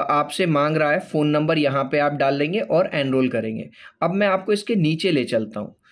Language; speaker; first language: Hindi; native; Hindi